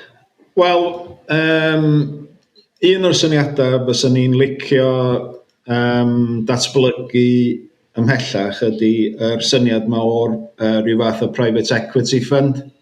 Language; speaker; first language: Welsh; native; Welsh